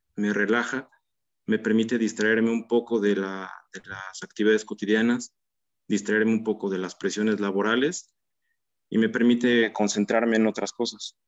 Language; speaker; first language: Spanish; native; Spanish